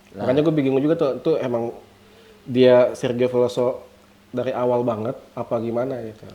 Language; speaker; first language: Indonesian; native; Indonesian